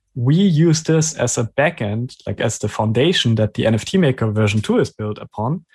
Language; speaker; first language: English; non-native, fluent; German